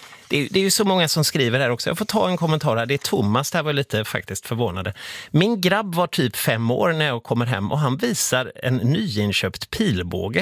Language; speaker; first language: Swedish; native; Swedish